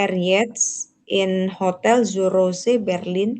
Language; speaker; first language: German; non-native, learner; Indonesian